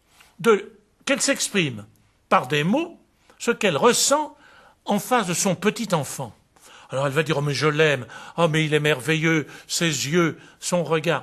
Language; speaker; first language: French; native; French